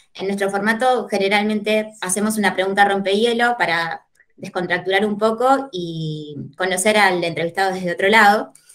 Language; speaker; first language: Spanish; native; Spanish